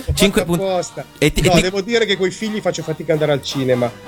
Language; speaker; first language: Italian; native; Italian